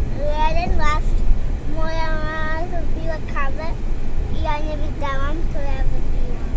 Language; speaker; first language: Polish; early bilingual, heritage; Polish